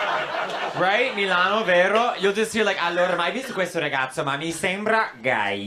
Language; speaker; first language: Italian; non-native, learner; English